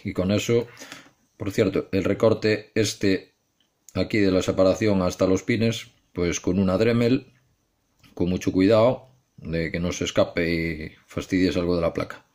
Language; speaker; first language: Spanish; native; Spanish